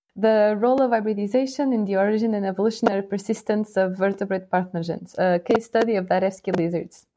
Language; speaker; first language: English; non-native, fluent; Portuguese